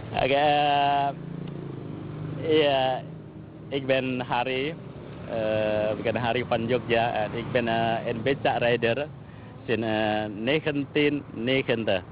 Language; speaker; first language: Dutch; non-native, learner; Indonesian